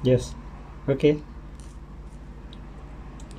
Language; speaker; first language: English; non-native, learner; Thai